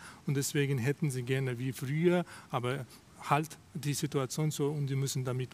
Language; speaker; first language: German; non-native, fluent; Russian